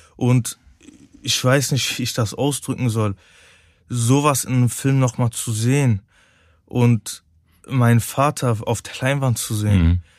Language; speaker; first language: German; native; German